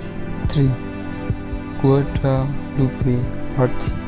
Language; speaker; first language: English; non-native, learner; Indonesian